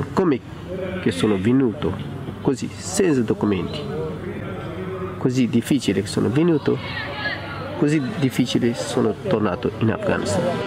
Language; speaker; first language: Italian; non-native, learner; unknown